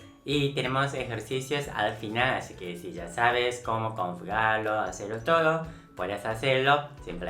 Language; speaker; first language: Spanish; non-native, local second language; Japanese